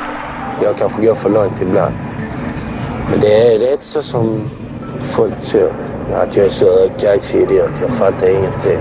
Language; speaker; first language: Swedish; early bilingual, other home language; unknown